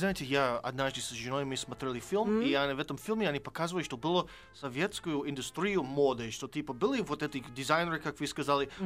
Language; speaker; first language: Russian; non-native, fluent; English